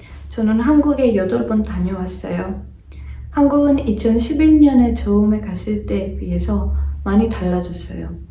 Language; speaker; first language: Korean; non-native, fluent; Greek